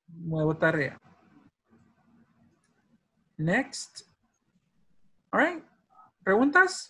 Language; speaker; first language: Spanish; early bilingual, heritage; Spanish